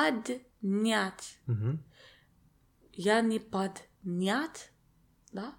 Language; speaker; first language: Russian; non-native, learner; English